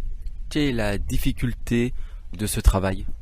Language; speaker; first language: French; native; French